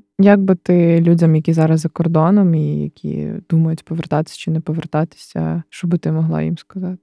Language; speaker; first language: Ukrainian; native; Ukrainian